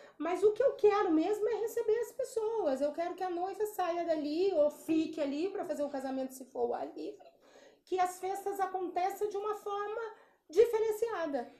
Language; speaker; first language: Portuguese; native; Portuguese